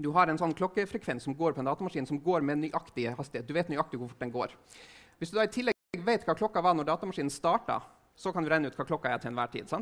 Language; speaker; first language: Norwegian; native; Norwegian